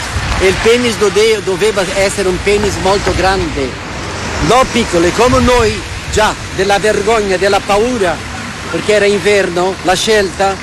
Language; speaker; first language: Italian; non-native, fluent; Portuguese